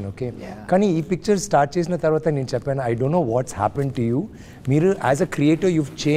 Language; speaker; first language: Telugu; non-native, learner; Tamil